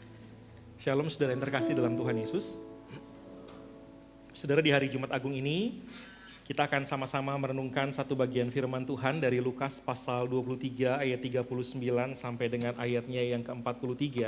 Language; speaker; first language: Indonesian; native; Indonesian